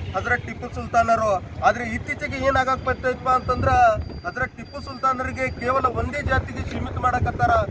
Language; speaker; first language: Kannada; non-native, local second language; Urdu